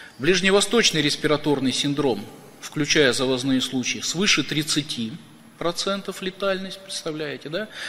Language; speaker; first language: Russian; native; Russian